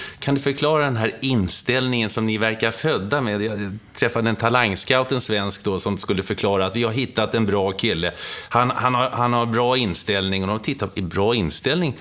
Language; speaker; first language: Swedish; native; Swedish